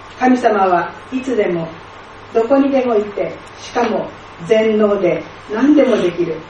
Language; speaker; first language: Japanese; native; Japanese